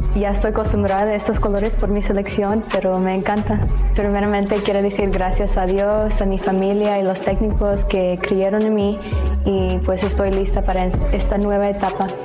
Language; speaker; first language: Spanish; early bilingual, heritage; Spanish